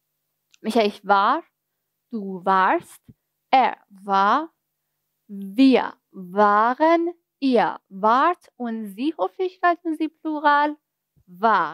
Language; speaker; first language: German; non-native, fluent; Persian